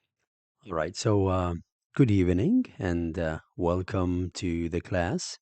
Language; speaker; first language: English; non-native, fluent; Arabic